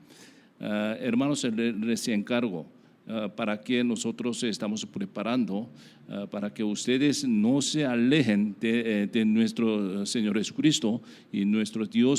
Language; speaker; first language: Spanish; non-native, learner; Korean